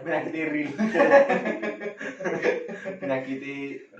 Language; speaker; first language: Indonesian; native; Indonesian